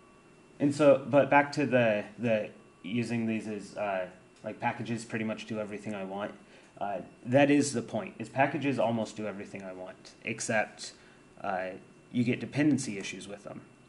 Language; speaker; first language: English; native; English